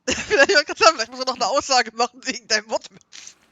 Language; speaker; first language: German; native; German